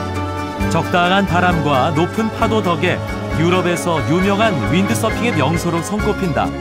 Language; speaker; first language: Korean; native; Korean